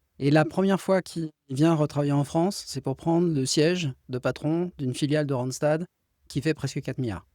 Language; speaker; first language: French; native; French